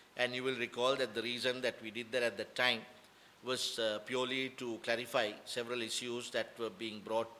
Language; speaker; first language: English; non-native, local second language; Sinhala